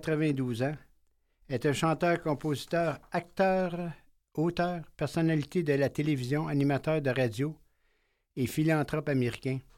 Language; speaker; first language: French; native; French